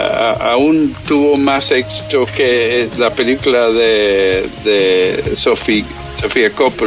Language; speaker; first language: Spanish; early bilingual, heritage; English